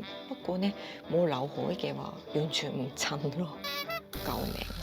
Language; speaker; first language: Cantonese; non-native, fluent; Japanese